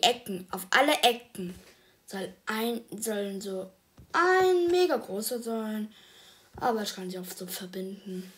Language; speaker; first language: German; early bilingual, other home language; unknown